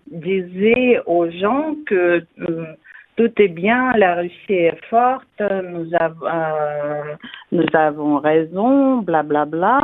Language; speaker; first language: French; non-native, fluent; Russian